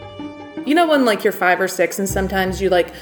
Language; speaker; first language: English; native; English